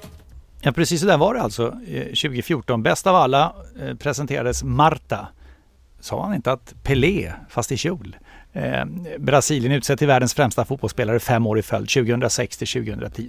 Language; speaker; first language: Swedish; native; Swedish